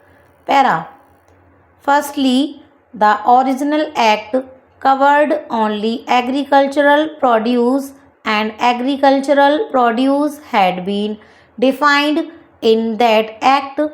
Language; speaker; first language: English; non-native, local second language; Hindi